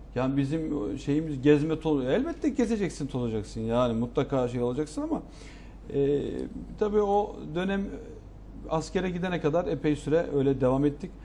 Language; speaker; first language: Turkish; native; Turkish